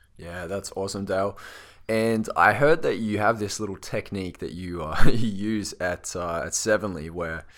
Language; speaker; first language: English; native; English